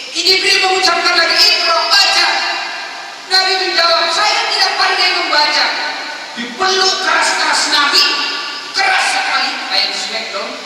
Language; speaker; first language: Indonesian; non-native, local second language; Buginese